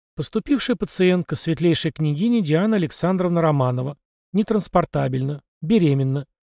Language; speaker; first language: Russian; native; Russian